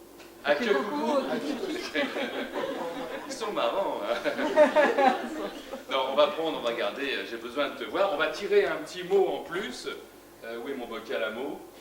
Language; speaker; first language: French; native; French